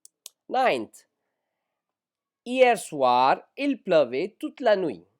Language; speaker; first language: French; non-native, fluent; Hindi